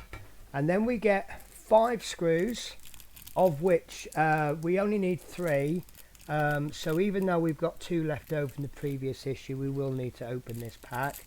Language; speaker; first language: English; native; English